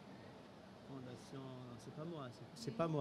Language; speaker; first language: French; non-native, local second language; Arabic